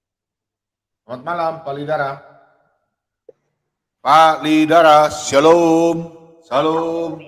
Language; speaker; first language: Indonesian; native; Indonesian